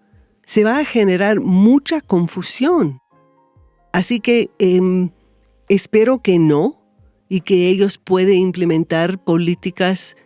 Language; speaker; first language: Spanish; non-native, fluent; English